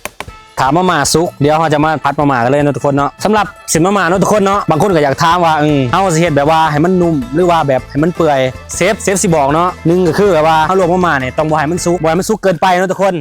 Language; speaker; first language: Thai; non-native, local second language; Northeastern Thai